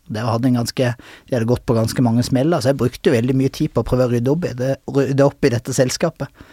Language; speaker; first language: Norwegian; native; Norwegian